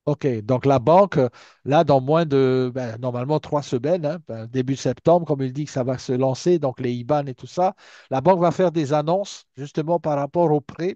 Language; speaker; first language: French; native; French